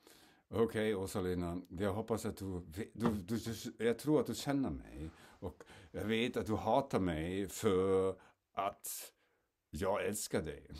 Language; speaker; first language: Swedish; non-native, fluent; German